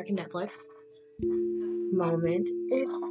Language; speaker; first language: English; native; English